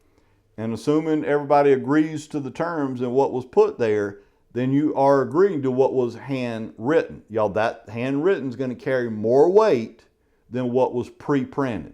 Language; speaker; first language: English; native; English